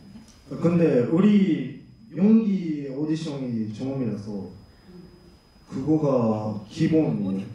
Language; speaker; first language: Korean; non-native, learner; Japanese